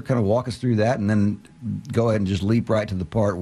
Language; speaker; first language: English; native; English